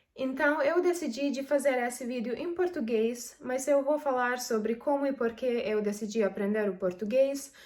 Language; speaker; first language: Portuguese; non-native, fluent; Serbian